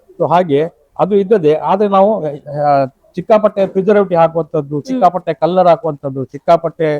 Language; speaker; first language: Kannada; non-native, local second language; Konkani